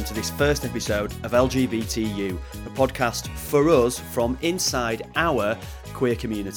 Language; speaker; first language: English; native; English